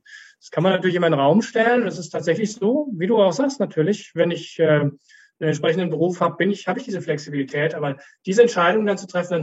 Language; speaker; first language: German; native; German